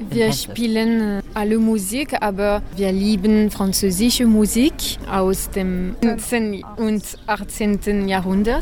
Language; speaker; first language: German; non-native, learner; French